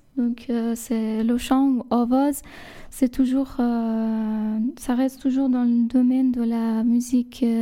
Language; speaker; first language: French; non-native, fluent; Persian